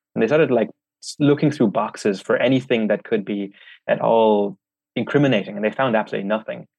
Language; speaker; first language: English; native; English